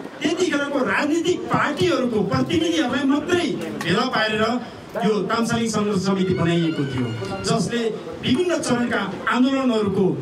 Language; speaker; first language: Nepali; non-native, local second language; Eastern Tamang